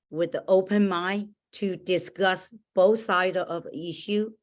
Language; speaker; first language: English; non-native, learner; Chinese